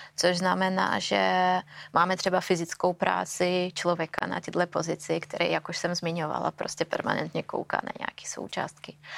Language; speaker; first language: Czech; native; Czech